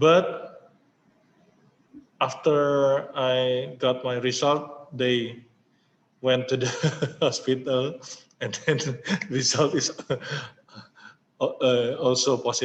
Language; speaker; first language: English; non-native, learner; Indonesian